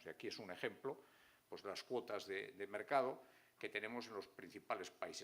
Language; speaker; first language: Spanish; native; Spanish